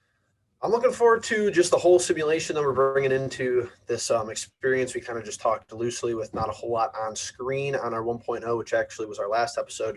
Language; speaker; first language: English; native; English